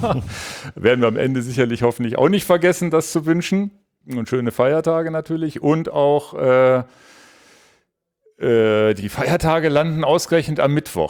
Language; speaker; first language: German; native; German